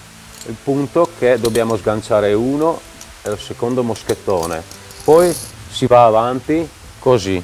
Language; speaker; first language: Italian; non-native, fluent; Czech